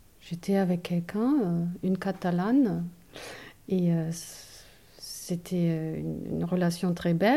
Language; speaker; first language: French; non-native, fluent; German